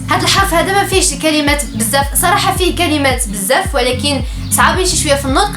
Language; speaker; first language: Arabic; native; Arabic